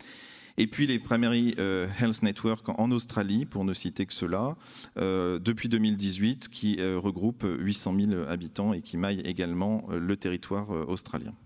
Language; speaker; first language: French; native; French